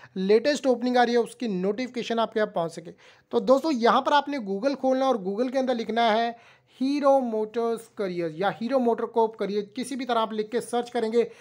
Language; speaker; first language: Hindi; native; Hindi